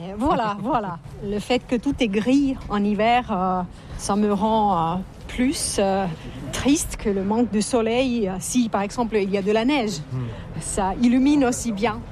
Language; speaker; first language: French; non-native, fluent; Finnish